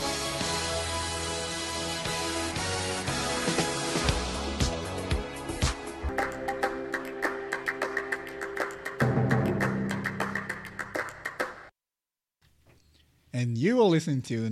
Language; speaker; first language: English; non-native, learner; Japanese